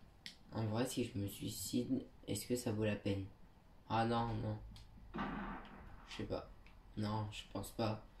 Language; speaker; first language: French; native; French